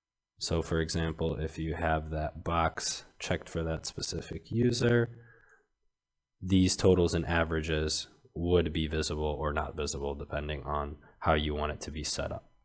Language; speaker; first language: English; native; English